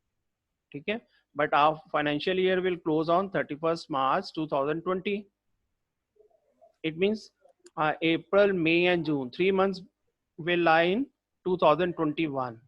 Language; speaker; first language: English; non-native, local second language; Hindi